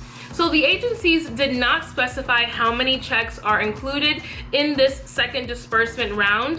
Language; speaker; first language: English; native; English